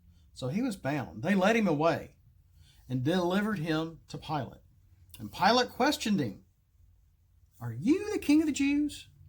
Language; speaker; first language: English; native; English